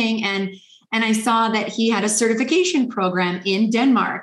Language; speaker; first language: English; native; English